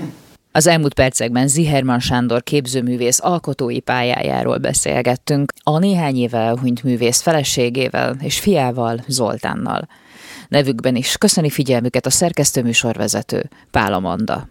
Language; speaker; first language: Hungarian; native; Hungarian